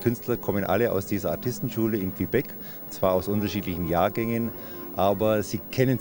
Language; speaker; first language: German; native; German